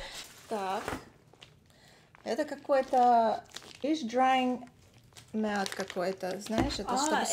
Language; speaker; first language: Russian; native; Russian